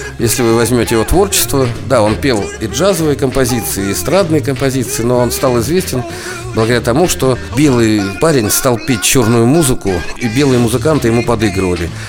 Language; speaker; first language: Russian; native; Russian